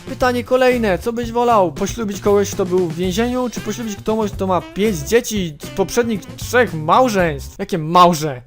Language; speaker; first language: Polish; native; Polish